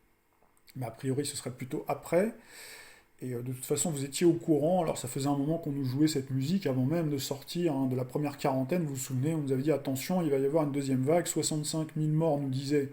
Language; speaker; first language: French; native; French